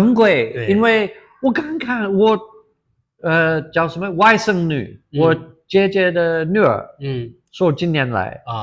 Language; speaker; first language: Chinese; non-native, fluent; English